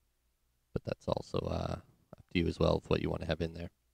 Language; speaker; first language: English; native; English